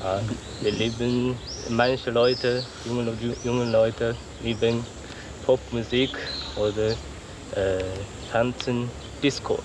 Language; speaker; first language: German; non-native, learner; Chinese